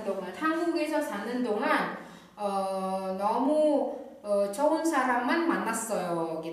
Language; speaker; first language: Korean; non-native, fluent; Indonesian